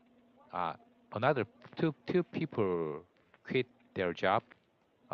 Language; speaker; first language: English; non-native, learner; Korean